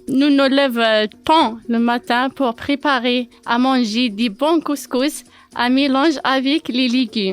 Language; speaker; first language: French; non-native, learner; Kabyle